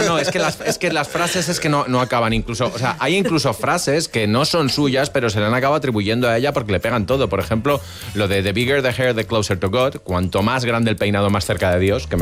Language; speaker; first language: Spanish; native; Spanish